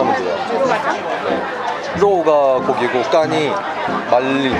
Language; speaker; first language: Korean; native; Korean